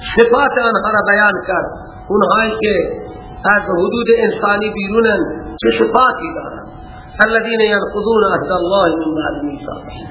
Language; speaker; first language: Persian; non-native, local second language; Baluchi